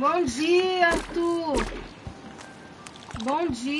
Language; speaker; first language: Portuguese; native; Portuguese